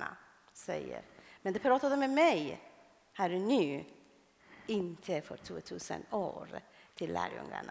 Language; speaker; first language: Swedish; non-native, fluent; Persian